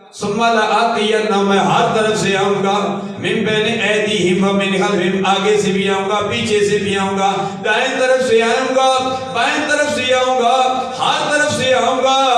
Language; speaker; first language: Urdu; non-native, local second language; Punjabi